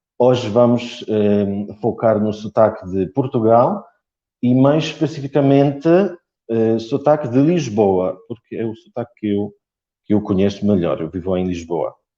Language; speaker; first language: Portuguese; non-native, fluent; Polish